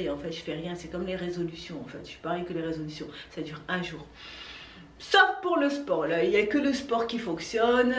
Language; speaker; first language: French; native; French